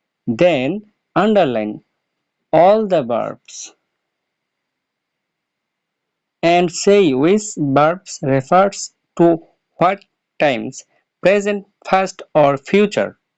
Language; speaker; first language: English; non-native, local second language; Bangla